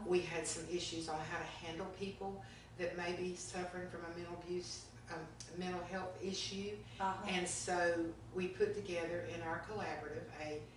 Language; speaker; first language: English; native; English